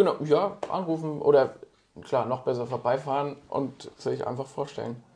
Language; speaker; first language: German; native; German